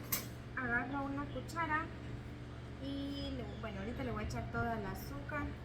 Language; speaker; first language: Spanish; native; Spanish